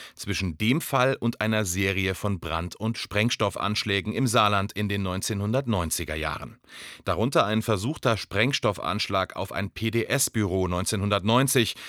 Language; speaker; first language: German; native; German